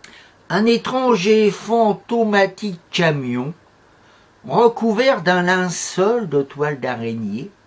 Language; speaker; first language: French; native; French